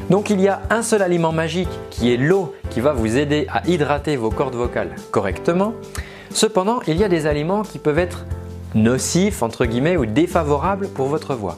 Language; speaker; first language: French; native; French